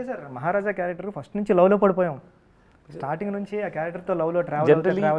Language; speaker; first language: Telugu; native; Telugu